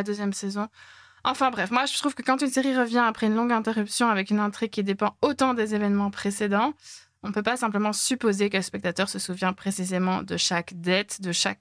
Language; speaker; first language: French; native; French